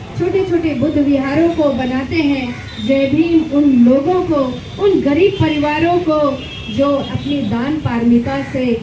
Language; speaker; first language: Hindi; non-native, local second language; Gujarati